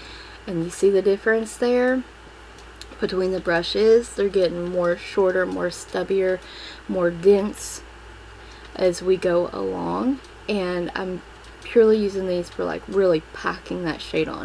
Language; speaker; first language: English; native; English